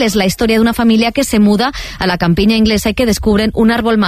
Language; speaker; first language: Spanish; native; Spanish